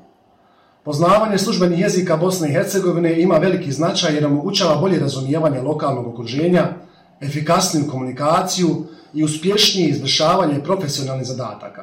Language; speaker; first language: Serbian; native; Serbian